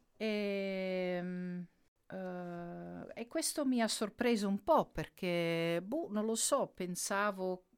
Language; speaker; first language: Italian; non-native, fluent; Dutch